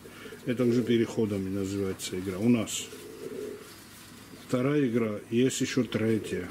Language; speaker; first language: Russian; non-native, local second language; Georgian